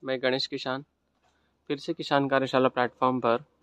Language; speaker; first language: Hindi; non-native, local second language; Marathi